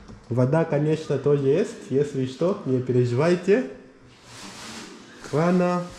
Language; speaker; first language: Russian; non-native, learner; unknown